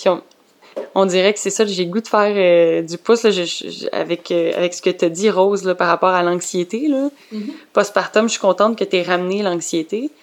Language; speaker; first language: French; native; French